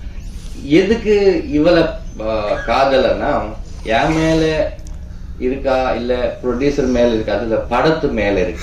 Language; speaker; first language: Tamil; non-native, learner; Telugu